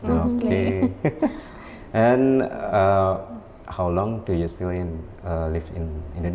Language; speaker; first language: English; non-native, learner; Indonesian